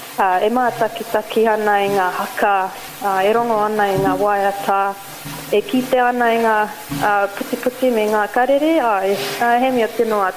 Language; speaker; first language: Māori; non-native, learner; Arabic